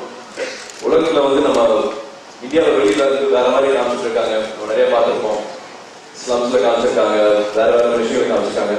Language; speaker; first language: Tamil; native; Tamil